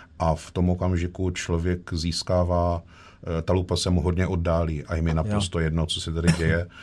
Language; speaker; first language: Czech; native; Czech